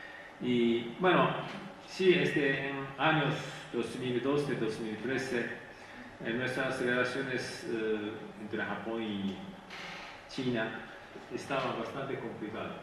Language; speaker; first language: Spanish; non-native, fluent; Japanese